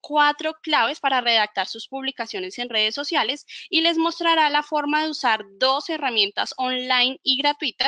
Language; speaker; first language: Spanish; native; Spanish